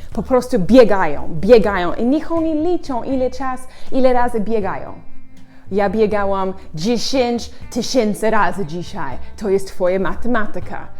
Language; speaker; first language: Polish; non-native, learner; English